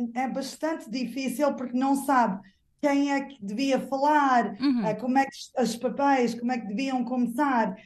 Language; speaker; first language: Portuguese; non-native, fluent; English